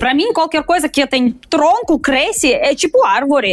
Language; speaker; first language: Portuguese; non-native, fluent; Russian